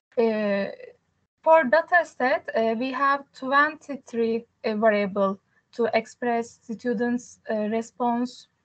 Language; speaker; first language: English; non-native, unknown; Turkish